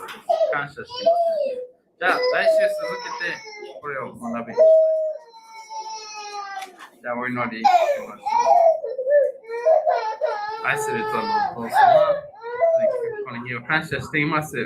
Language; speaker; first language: Japanese; non-native, fluent; English